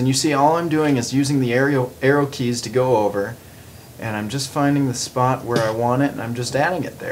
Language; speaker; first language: English; native; English